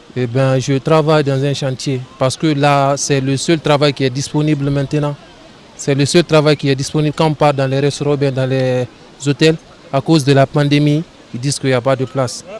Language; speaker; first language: French; non-native, local second language; Fula